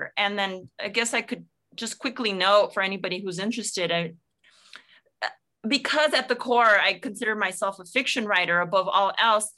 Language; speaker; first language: English; native; English